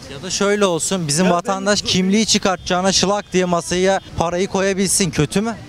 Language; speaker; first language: Turkish; native; Turkish